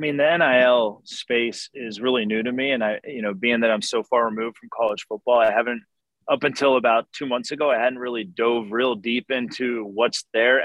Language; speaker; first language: English; native; English